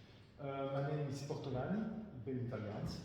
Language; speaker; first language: Dutch; non-native, learner; Italian